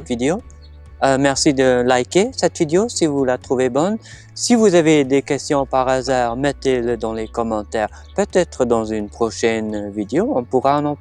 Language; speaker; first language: French; non-native, fluent; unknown